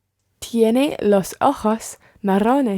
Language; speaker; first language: Spanish; non-native, learner; English